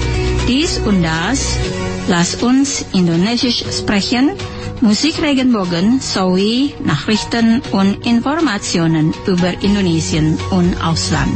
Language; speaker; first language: German; non-native, fluent; Indonesian